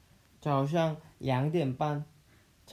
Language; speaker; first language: Chinese; non-native, learner; Korean